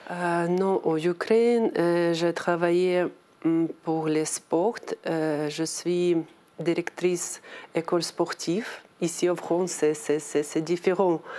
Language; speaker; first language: French; non-native, learner; Ukrainian